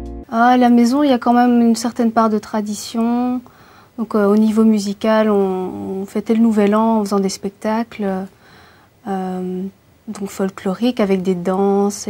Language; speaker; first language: French; early bilingual, other home language; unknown